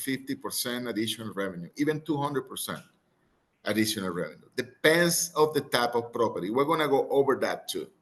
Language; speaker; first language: English; non-native, fluent; Spanish